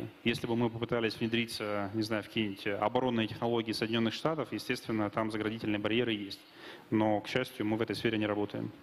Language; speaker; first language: Russian; native; Russian